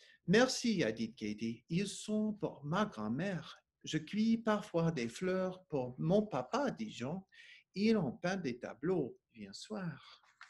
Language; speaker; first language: French; non-native, learner; English